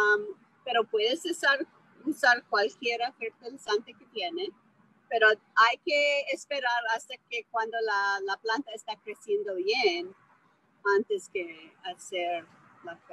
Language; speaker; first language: Spanish; non-native, fluent; English